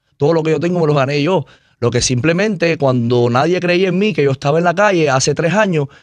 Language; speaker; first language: Spanish; native; Spanish